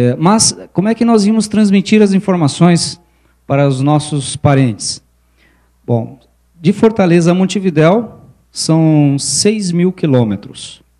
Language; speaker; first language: Portuguese; early bilingual, other home language; Spanish